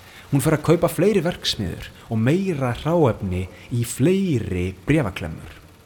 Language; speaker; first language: Icelandic; native; Icelandic